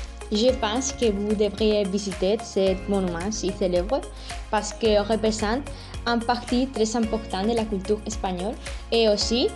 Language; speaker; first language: French; non-native, learner; Spanish